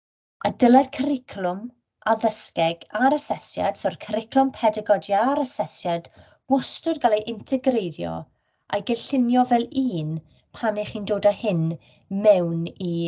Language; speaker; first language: Welsh; native; Welsh